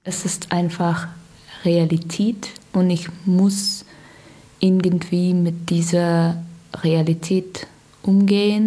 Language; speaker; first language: German; non-native, learner; Russian